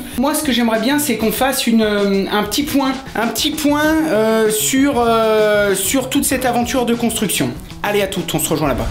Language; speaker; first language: French; native; French